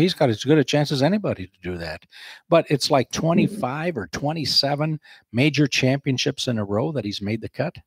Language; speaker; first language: English; native; English